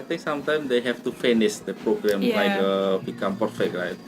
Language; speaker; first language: English; non-native, learner; Indonesian